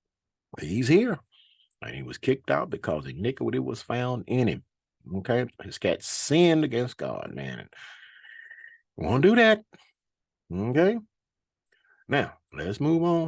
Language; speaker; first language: English; native; English